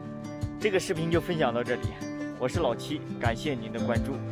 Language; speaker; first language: Chinese; native; Chinese